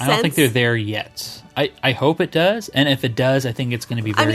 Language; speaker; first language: English; native; English